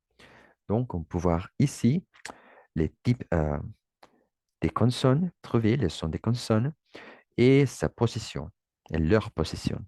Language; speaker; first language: French; non-native, learner; Spanish